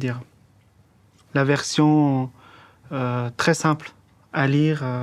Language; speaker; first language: French; non-native, fluent; Persian